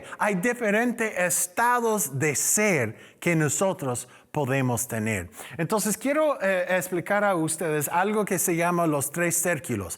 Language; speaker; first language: Spanish; non-native, learner; English